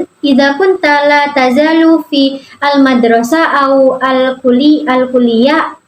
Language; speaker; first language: Arabic; non-native, learner; Indonesian